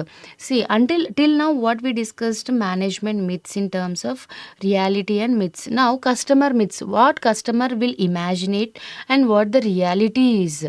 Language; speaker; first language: English; non-native, local second language; Telugu